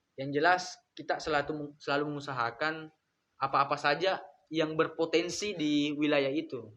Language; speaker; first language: Indonesian; non-native, local second language; Buginese